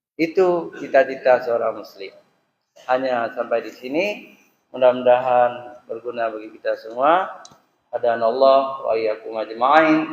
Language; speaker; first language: Malay; non-native, local second language; Achinese